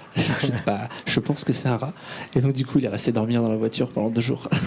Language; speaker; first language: French; native; French